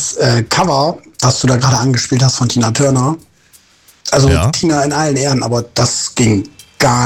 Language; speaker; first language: German; native; German